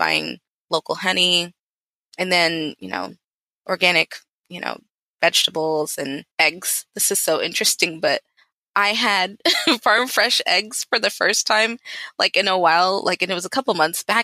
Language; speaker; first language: English; native; English